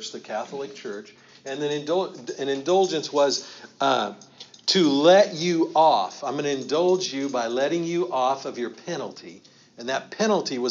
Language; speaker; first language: English; native; English